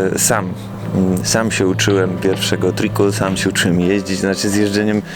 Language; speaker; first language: Polish; native; Polish